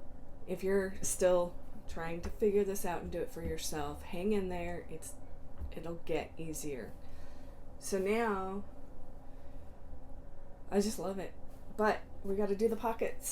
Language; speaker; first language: English; native; English